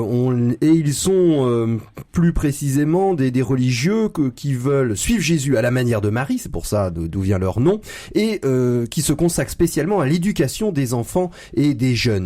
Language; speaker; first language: French; native; French